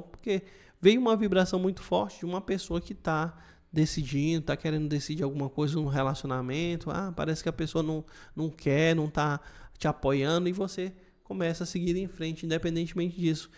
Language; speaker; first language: Portuguese; native; Portuguese